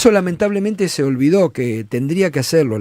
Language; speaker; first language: Spanish; native; Spanish